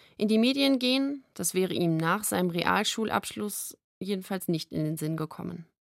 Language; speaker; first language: German; native; German